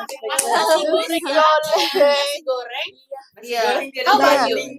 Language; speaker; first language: English; non-native, learner; Indonesian